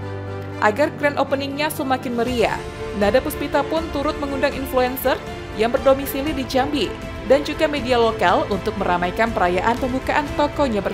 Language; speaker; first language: Indonesian; native; Indonesian